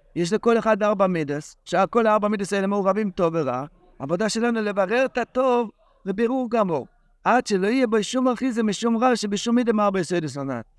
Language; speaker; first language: Hebrew; non-native, fluent; English